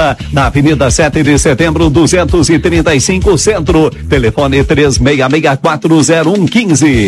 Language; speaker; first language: Portuguese; native; Portuguese